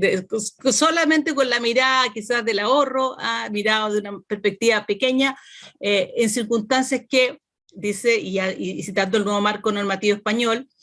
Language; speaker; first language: Spanish; native; Spanish